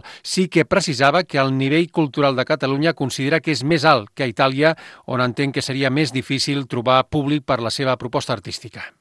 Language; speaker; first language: Catalan; native; Catalan